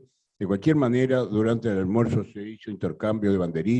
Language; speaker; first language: Spanish; native; Spanish